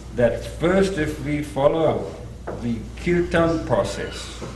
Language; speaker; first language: English; non-native, local second language; Bangla